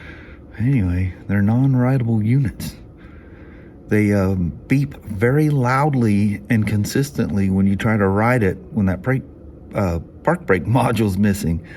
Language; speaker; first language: English; native; English